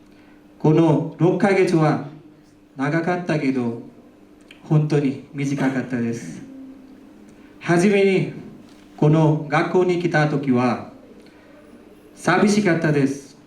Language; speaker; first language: Japanese; non-native, learner; Nepali